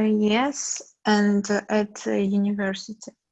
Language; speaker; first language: English; non-native, learner; Russian